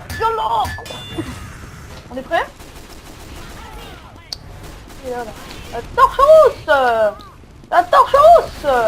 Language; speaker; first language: French; native; French